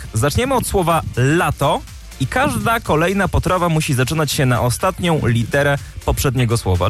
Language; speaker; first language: Polish; native; Polish